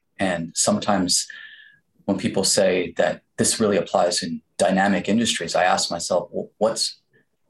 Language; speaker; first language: English; native; English